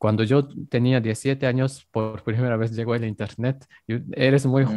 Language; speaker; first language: Spanish; non-native, fluent; Japanese